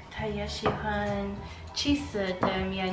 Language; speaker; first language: Chinese; non-native, learner; English